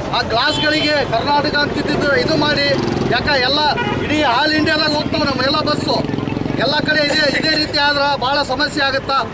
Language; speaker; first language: Kannada; native; Kannada